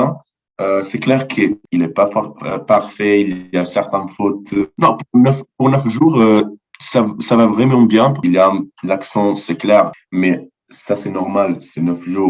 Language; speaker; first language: French; non-native, fluent; Italian